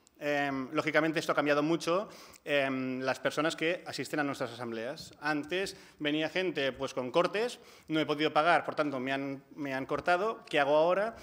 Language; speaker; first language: Spanish; non-native, local second language; Catalan